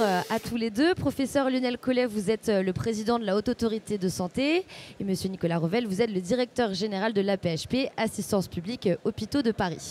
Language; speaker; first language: French; native; French